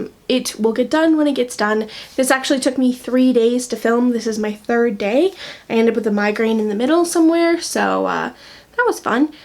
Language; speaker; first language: English; native; English